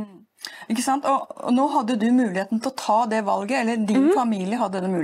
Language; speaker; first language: Norwegian; native; Norwegian